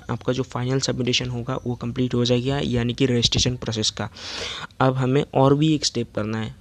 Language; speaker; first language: Hindi; non-native, local second language; Assamese